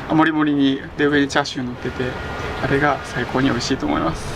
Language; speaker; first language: Japanese; native; Japanese